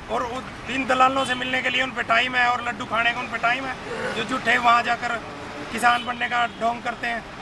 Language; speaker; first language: Hindi; native; Hindi